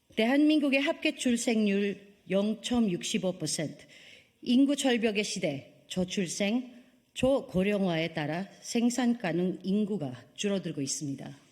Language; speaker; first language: Korean; non-native, fluent; Filipino